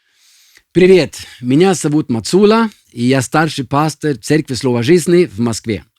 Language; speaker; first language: Russian; non-native, fluent; Swedish